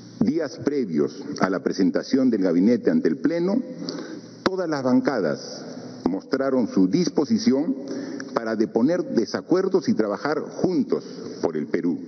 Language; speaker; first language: Spanish; native; Spanish